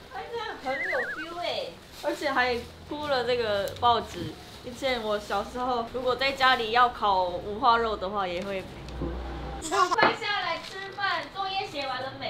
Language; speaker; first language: Chinese; non-native, fluent; Korean